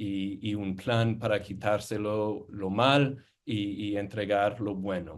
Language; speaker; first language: Spanish; non-native, fluent; English